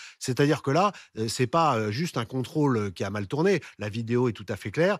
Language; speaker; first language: French; native; French